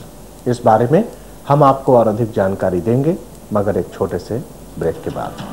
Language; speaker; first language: Hindi; native; Hindi